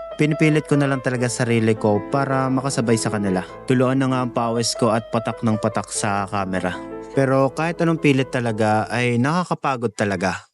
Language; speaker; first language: Filipino; native; Filipino